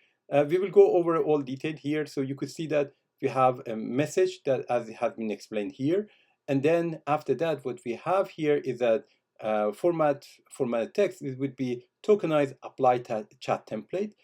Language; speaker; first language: English; non-native, fluent; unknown